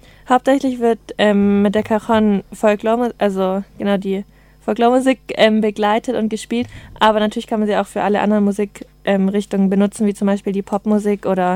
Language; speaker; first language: German; native; German